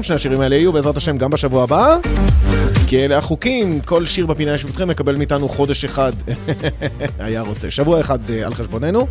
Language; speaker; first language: Hebrew; native; Hebrew